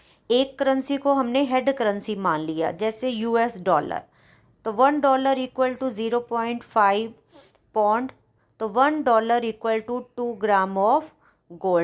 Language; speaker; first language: Hindi; non-native, local second language; Punjabi